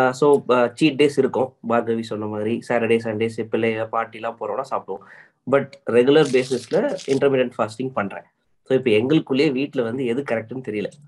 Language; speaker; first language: Tamil; native; Tamil